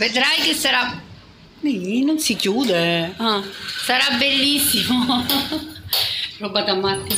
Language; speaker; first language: Italian; native; Italian